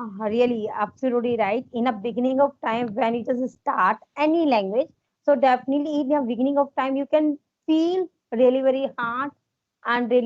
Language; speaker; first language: English; non-native, learner; Hindi